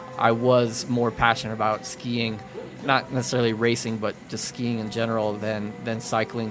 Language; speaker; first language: English; native; English